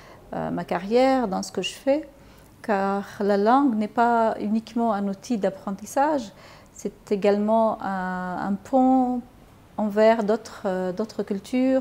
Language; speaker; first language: French; non-native, fluent; Arabic